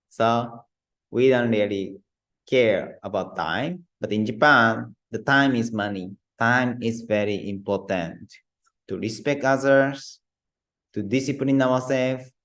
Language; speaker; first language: English; non-native, learner; Japanese